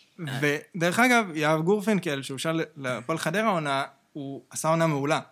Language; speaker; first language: Hebrew; native; Hebrew